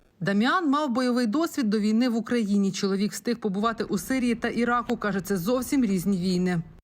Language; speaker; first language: Ukrainian; native; Ukrainian